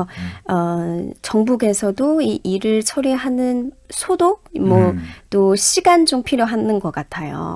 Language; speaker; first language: Korean; non-native, fluent; Chinese